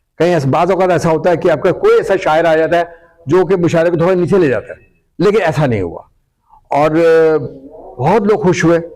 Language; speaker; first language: Urdu; native; Urdu